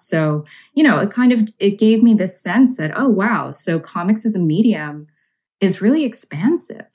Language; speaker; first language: English; native; English